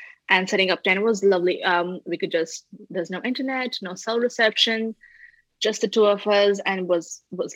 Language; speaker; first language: English; non-native, fluent; Tamil